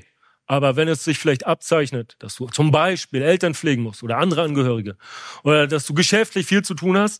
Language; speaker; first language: German; native; German